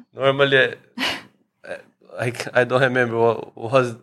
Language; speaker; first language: English; non-native, learner; Portuguese